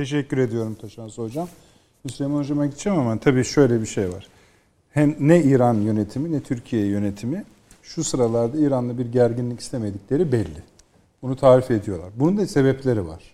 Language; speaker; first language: Turkish; native; Turkish